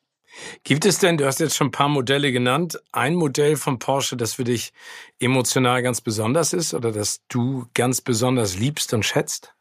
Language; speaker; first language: German; native; German